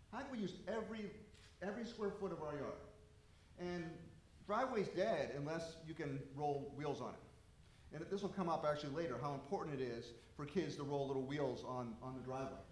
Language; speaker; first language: English; native; English